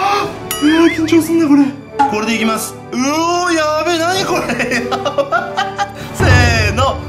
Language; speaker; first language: Japanese; native; Japanese